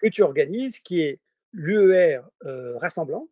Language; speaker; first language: French; native; French